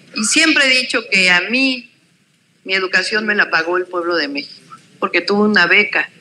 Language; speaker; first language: Spanish; native; Spanish